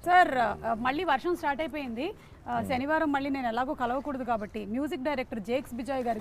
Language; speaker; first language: Telugu; native; Telugu